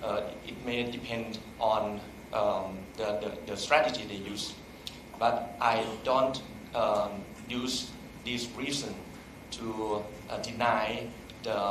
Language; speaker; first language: English; non-native, learner; Thai